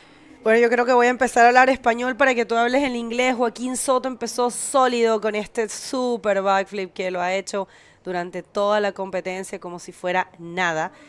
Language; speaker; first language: Spanish; native; Spanish